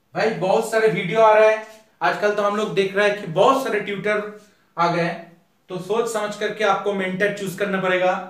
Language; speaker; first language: Hindi; non-native, local second language; Bangla